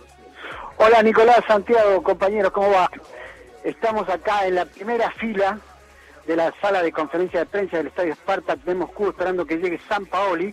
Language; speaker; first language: Spanish; native; Spanish